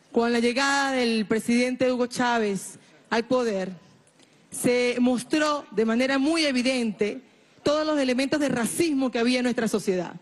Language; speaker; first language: Spanish; native; Spanish